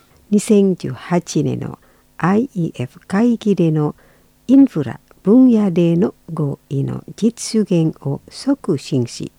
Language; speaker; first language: Japanese; non-native, fluent; Indonesian